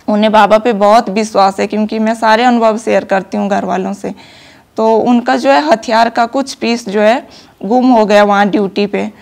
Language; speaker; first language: Hindi; native; Hindi